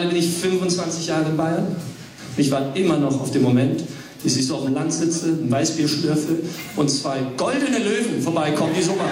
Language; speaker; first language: German; early bilingual, other home language; English